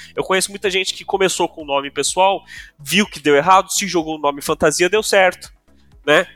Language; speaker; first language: Portuguese; non-native, local second language; English